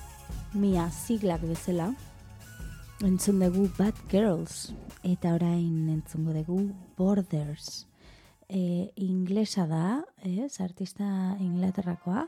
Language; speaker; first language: Basque; non-native, learner; Spanish